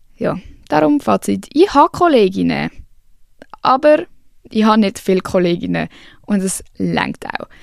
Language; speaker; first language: German; early bilingual, other home language; Swiss German